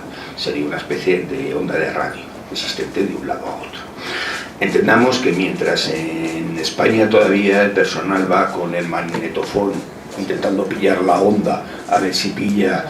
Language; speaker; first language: Spanish; native; Spanish